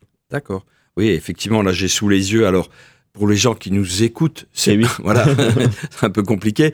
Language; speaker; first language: French; native; French